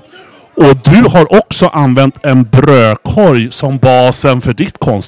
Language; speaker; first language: Swedish; native; Swedish